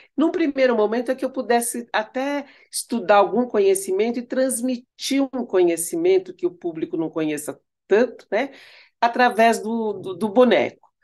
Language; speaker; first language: Portuguese; early bilingual, other home language; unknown